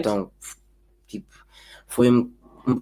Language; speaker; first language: Portuguese; early bilingual, heritage; Portuguese